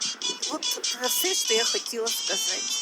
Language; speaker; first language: Ukrainian; non-native, local second language; Russian